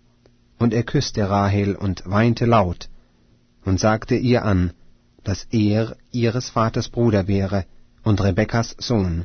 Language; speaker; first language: German; native; German